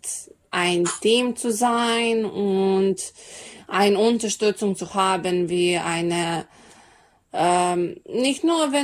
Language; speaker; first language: German; non-native, learner; Serbian